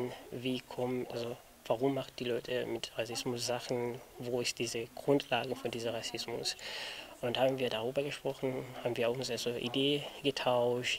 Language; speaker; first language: German; non-native, learner; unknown